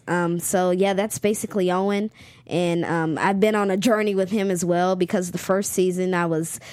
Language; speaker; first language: English; native; English